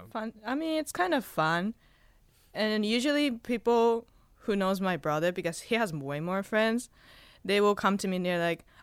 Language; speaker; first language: English; non-native, fluent; Spanish